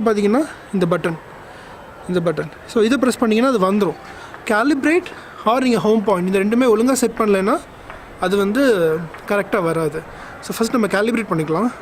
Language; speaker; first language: Tamil; native; Tamil